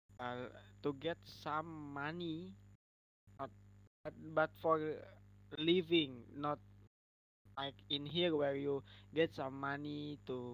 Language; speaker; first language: English; non-native, learner; Indonesian